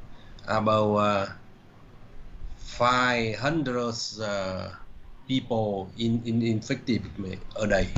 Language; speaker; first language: English; non-native, learner; Vietnamese